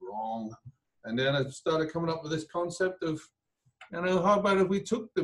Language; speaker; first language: English; native; English